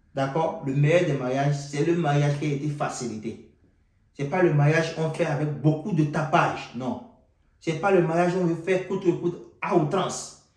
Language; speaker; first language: French; non-native, local second language; Yoruba